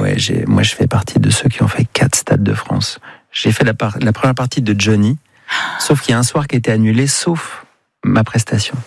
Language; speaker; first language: French; native; French